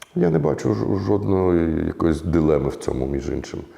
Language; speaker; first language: Ukrainian; non-native, local second language; Russian